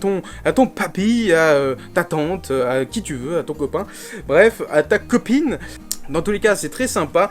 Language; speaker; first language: French; native; French